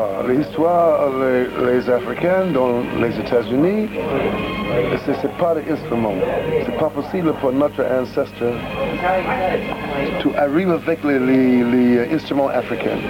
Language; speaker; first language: French; non-native, learner; English